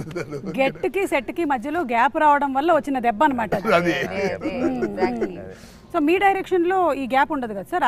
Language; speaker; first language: Telugu; native; Telugu